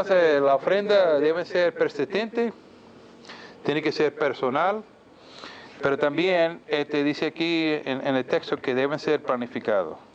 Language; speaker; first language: Spanish; non-native, fluent; English